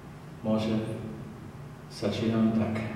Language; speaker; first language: Polish; non-native, learner; German